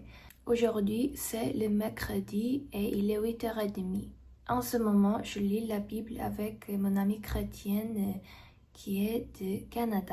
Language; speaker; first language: French; non-native, fluent; Korean